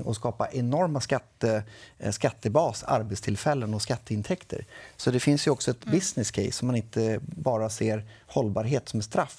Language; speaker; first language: Swedish; native; Swedish